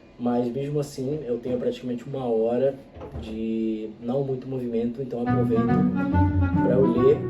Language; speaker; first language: Portuguese; non-native, fluent; Spanish